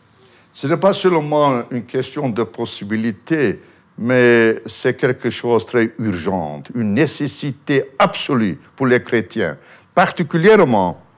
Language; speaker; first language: French; non-native, fluent; Armenian